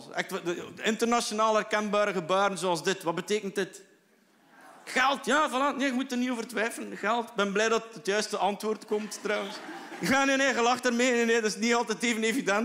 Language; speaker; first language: Dutch; native; Dutch